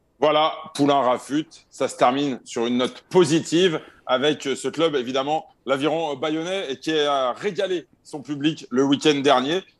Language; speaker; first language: French; native; French